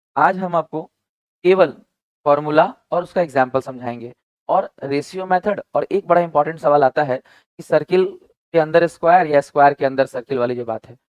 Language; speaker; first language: Hindi; native; Hindi